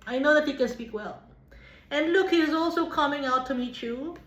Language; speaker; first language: English; non-native, local second language; Filipino